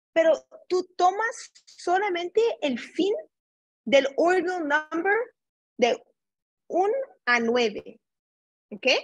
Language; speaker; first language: Spanish; non-native, learner; English